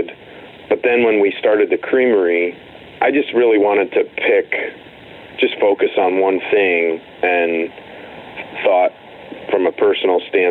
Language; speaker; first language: English; native; English